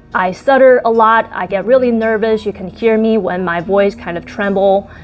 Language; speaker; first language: English; early bilingual, other home language; Chinese